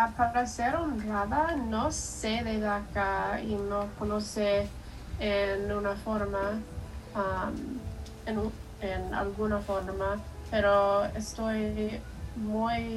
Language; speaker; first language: Spanish; non-native, learner; English